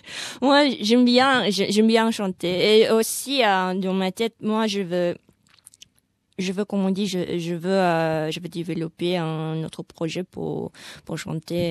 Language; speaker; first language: French; non-native, learner; Indonesian